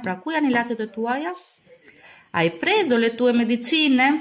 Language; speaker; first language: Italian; non-native, fluent; Albanian